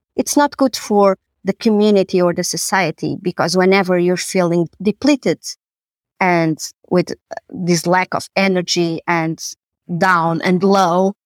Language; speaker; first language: English; non-native, fluent; Portuguese